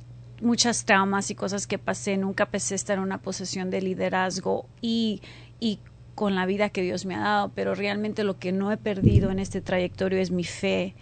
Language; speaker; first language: Spanish; early bilingual, heritage; Spanish